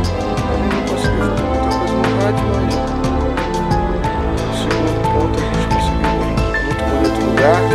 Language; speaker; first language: Portuguese; native; Portuguese